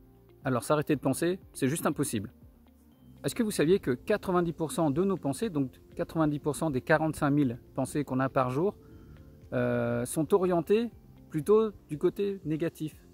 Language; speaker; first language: French; native; French